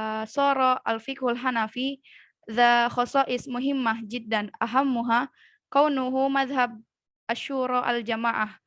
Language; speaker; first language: Arabic; non-native, learner; Indonesian